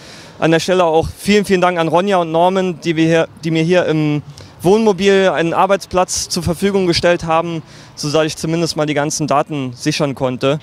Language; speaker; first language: German; native; German